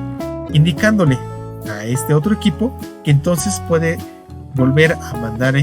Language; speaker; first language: Spanish; native; Spanish